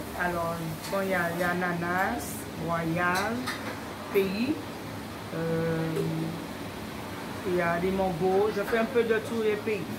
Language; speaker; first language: French; non-native, local second language; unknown